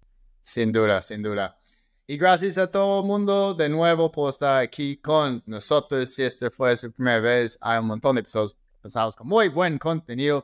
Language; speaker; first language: Spanish; non-native, fluent; English